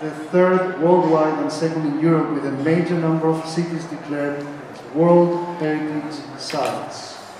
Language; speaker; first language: English; non-native, fluent; Spanish